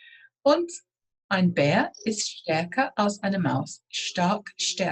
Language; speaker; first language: German; non-native, fluent; English